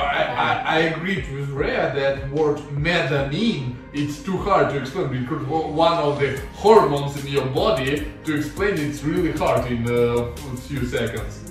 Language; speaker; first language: English; non-native, learner; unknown